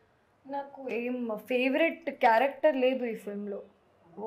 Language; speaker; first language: Telugu; non-native, fluent; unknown